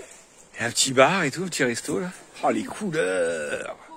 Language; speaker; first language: French; native; French